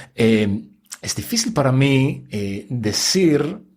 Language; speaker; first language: Spanish; non-native, fluent; English